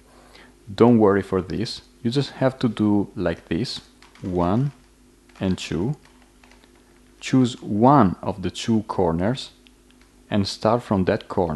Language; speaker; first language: English; non-native, fluent; Italian